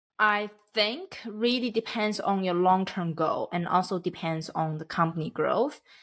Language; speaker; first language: English; non-native, fluent; Chinese